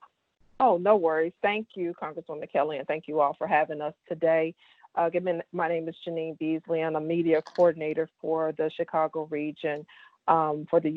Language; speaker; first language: English; native; English